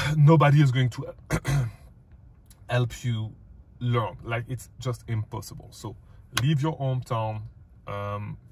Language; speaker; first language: English; non-native, fluent; French